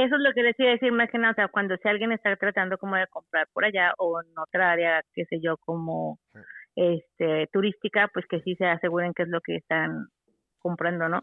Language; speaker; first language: Spanish; native; Spanish